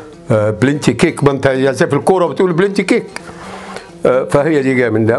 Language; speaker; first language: Arabic; native; Arabic